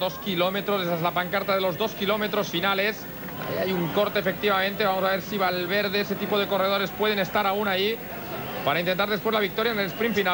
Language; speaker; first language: Spanish; native; Spanish